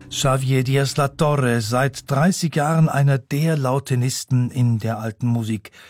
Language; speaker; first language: German; native; German